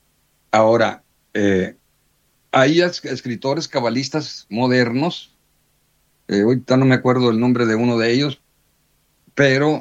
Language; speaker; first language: Spanish; native; Spanish